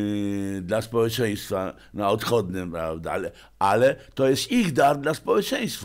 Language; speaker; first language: Polish; native; Polish